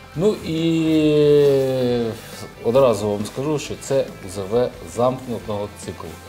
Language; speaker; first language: Ukrainian; native; Ukrainian